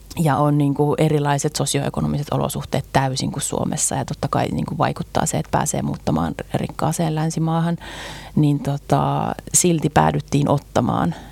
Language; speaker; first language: Finnish; early bilingual, other home language; Russian